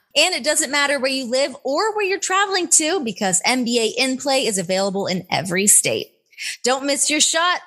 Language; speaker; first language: English; native; English